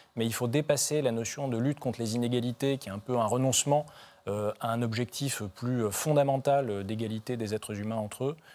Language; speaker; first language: French; native; French